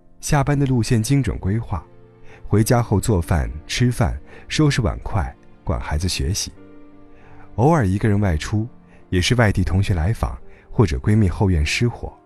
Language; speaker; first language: Chinese; native; Chinese